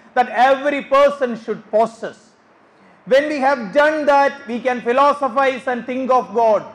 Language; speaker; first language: English; non-native, local second language; Malayalam